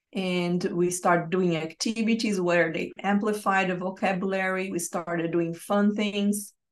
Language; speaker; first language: English; non-native, fluent; Portuguese